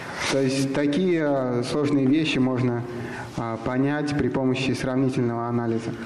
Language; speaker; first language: Russian; native; Russian